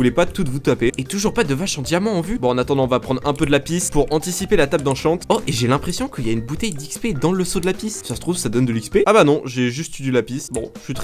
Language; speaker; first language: French; native; French